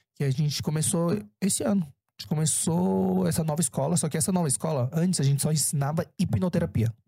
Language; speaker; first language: Portuguese; early bilingual, other home language; Korean